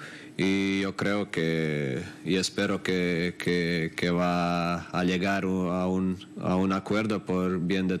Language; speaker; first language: Spanish; non-native, fluent; Croatian